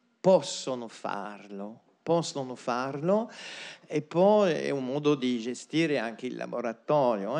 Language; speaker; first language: Italian; non-native, fluent; French